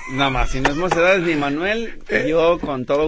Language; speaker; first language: Spanish; native; Spanish